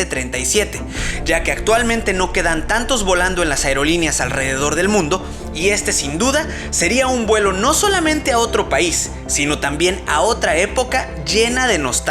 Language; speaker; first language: Spanish; native; Spanish